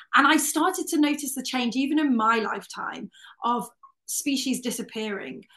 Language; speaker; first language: English; native; English